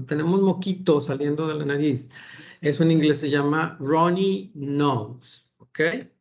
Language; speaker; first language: Spanish; native; Spanish